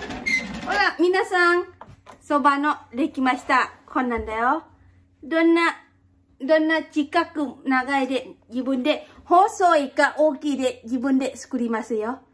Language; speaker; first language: Japanese; non-native, fluent; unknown